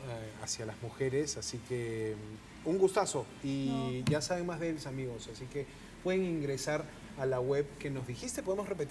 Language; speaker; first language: Spanish; native; Spanish